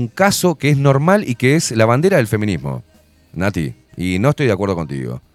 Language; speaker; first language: Spanish; native; Spanish